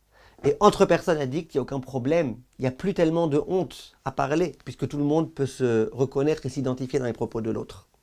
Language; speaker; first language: French; native; French